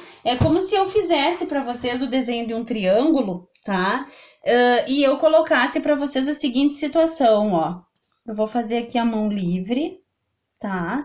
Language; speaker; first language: Portuguese; native; Portuguese